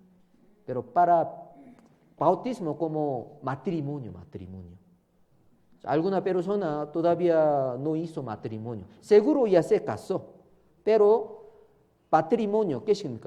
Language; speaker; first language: Spanish; non-native, learner; Korean